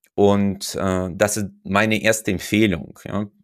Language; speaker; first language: German; non-native, fluent; Russian